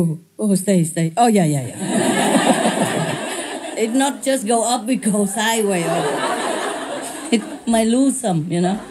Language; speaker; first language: English; non-native, fluent; Vietnamese